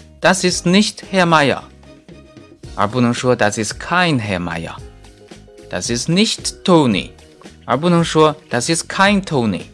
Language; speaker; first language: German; non-native, fluent; Chinese